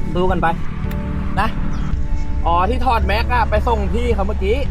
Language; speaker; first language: Thai; native; Thai